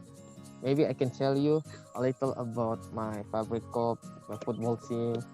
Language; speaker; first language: English; non-native, learner; Indonesian